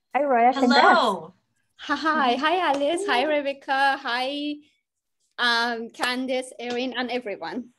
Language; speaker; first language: English; non-native, learner; Persian